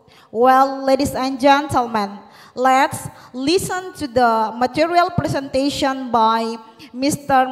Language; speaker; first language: English; non-native, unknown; Indonesian